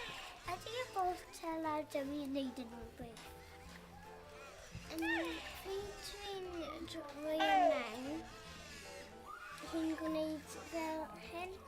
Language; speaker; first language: Welsh; non-native, local second language; English